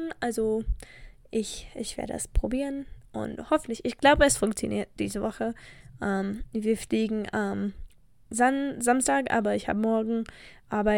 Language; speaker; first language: German; non-native, learner; English